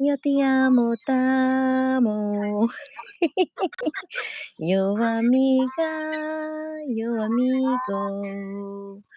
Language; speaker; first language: Spanish; non-native, learner; English